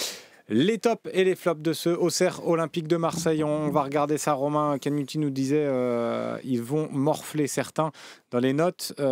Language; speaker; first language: French; native; French